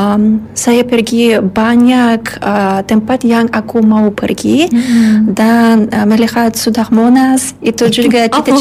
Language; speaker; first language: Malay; non-native, learner; Uzbek